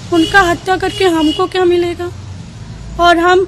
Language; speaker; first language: Hindi; native; Hindi